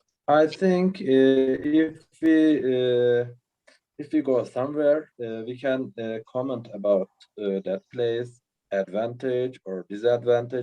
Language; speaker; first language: English; non-native, learner; Turkish